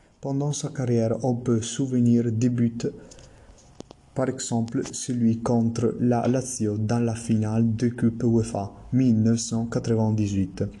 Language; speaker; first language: French; non-native, learner; Italian